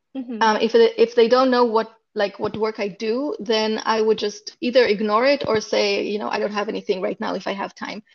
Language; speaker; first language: English; non-native, fluent; Hebrew